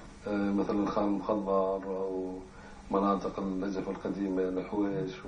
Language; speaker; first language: Arabic; native; Arabic